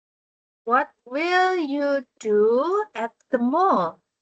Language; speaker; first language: English; non-native, fluent; Indonesian